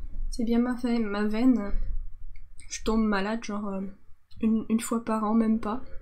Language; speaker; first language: French; native; French